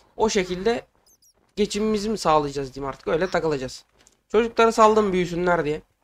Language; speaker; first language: Turkish; native; Turkish